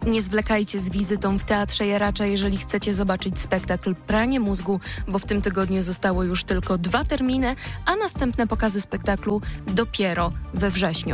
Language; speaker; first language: Polish; native; Polish